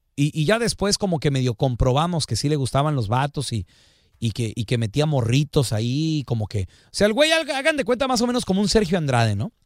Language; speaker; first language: Spanish; native; Spanish